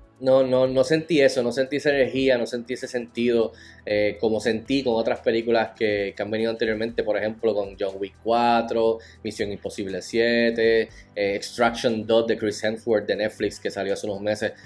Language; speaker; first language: Spanish; native; Spanish